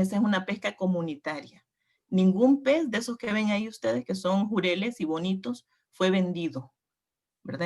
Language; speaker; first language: Spanish; native; Spanish